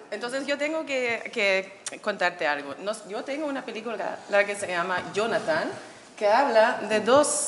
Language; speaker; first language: Spanish; non-native, fluent; German